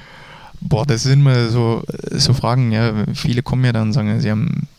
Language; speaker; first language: German; native; German